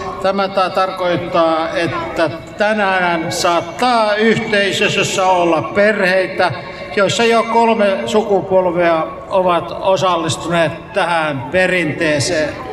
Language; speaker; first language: Finnish; native; Finnish